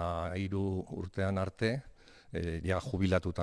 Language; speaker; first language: Basque; non-native, local second language; Spanish